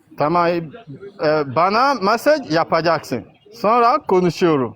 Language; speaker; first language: Turkish; non-native, learner; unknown